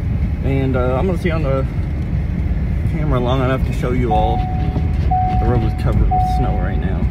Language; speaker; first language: English; native; English